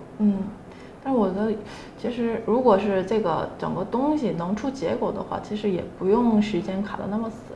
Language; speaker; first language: Chinese; non-native, fluent; Korean